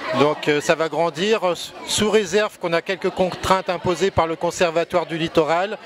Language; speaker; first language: French; native; French